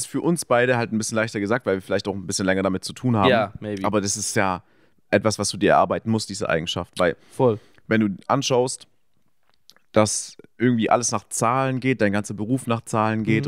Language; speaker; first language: German; native; German